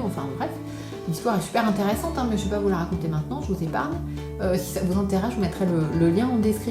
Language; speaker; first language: French; native; French